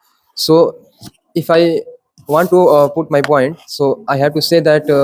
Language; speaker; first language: English; non-native, learner; Hindi